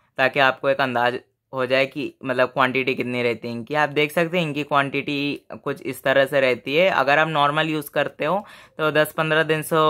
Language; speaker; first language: Hindi; native; Hindi